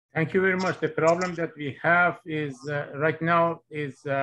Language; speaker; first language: English; non-native, fluent; Persian